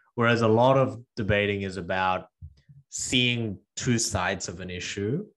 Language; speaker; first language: English; early bilingual, other home language; Korean